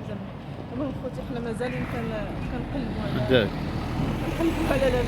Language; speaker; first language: Arabic; native; Arabic